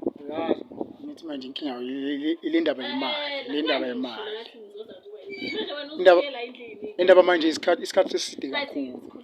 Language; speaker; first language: Zulu; native; Zulu